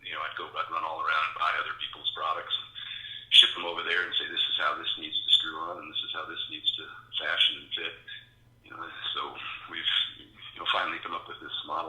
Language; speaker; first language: English; native; English